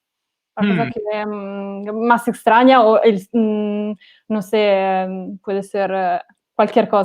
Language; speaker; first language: Spanish; non-native, learner; Italian